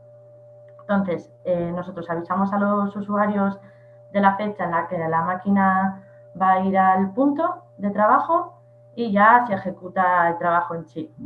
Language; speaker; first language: Spanish; native; Spanish